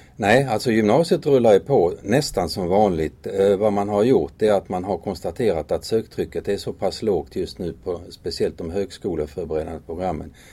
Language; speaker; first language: Swedish; native; Swedish